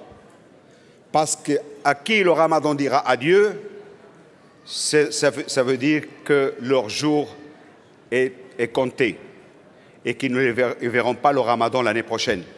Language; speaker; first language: French; non-native, local second language; Arabic